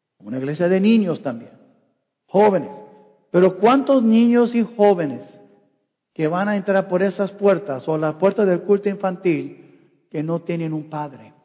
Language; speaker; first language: Spanish; non-native, fluent; English